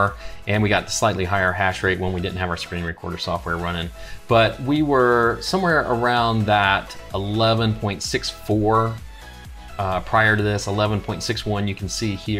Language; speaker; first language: English; native; English